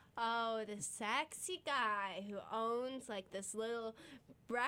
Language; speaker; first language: English; native; English